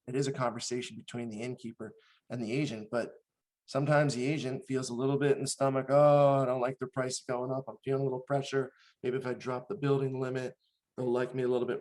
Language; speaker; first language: English; native; English